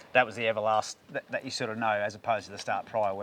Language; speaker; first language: English; native; English